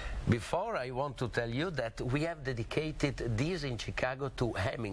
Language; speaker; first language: English; non-native, learner; Italian